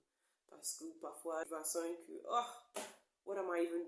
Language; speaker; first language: French; non-native, learner; English